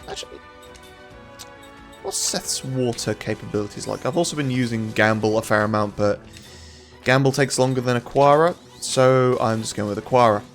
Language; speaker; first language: English; native; English